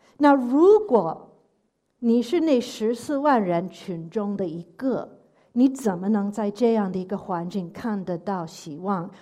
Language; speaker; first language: Chinese; non-native, fluent; English